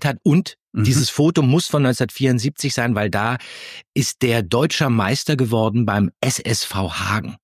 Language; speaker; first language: German; native; German